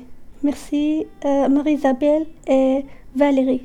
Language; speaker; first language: French; non-native, learner; Arabic